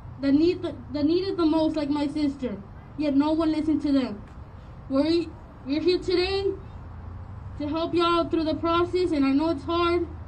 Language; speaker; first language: English; early bilingual, other home language; Spanish